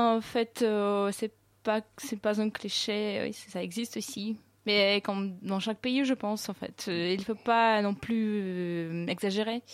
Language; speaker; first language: French; non-native, fluent; Russian